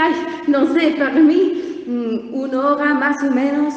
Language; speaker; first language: Spanish; non-native, learner; English